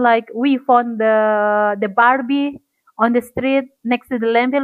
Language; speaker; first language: English; non-native, fluent; Indonesian